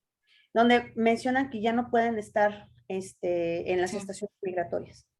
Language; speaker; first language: Spanish; native; Spanish